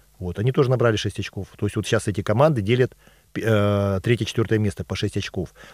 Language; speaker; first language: Russian; native; Russian